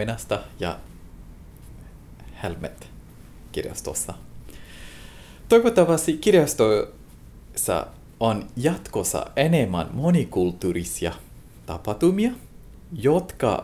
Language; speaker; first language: Finnish; non-native, fluent; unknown